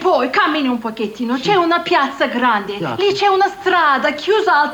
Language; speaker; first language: Italian; non-native, fluent; Turkish